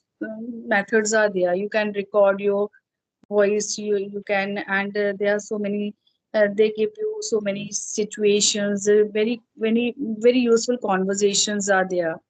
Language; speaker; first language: English; non-native, fluent; Hindi